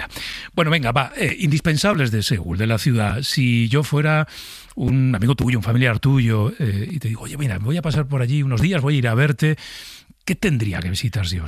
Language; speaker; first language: Spanish; native; Spanish